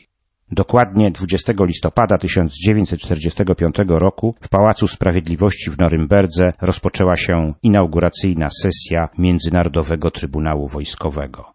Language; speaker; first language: Polish; native; Polish